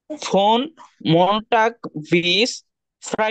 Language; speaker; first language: German; non-native, learner; Bangla